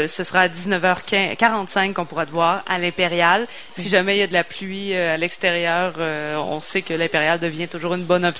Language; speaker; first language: French; native; French